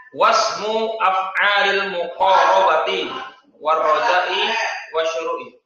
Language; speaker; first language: Arabic; non-native, fluent; Indonesian